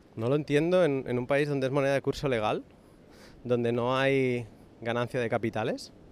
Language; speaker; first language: Spanish; native; Spanish